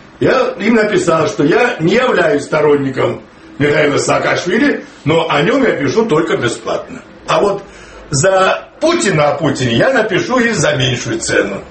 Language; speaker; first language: Russian; native; Russian